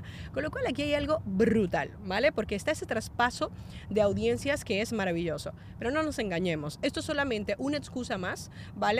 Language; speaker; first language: Spanish; native; Spanish